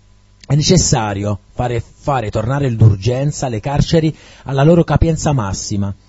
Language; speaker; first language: Italian; native; Italian